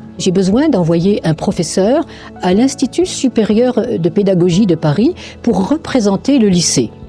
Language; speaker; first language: French; native; French